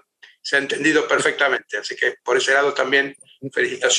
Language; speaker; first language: Spanish; native; Spanish